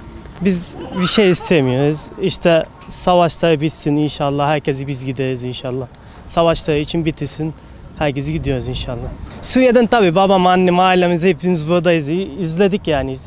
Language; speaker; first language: Turkish; non-native, learner; Arabic